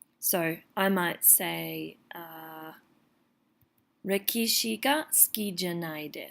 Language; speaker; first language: Japanese; non-native, fluent; English